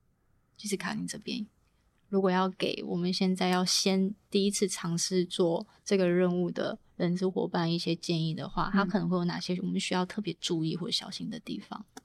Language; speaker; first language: Chinese; native; Chinese